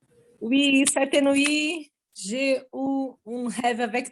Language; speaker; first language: French; non-native, learner; Portuguese